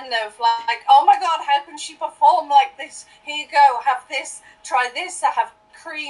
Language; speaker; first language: English; native; English